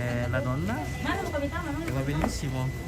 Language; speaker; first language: Italian; non-native, learner; Indonesian